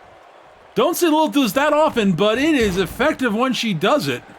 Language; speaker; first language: English; native; English